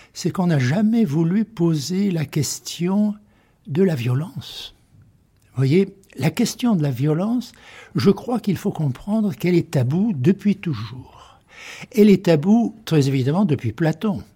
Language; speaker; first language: French; native; French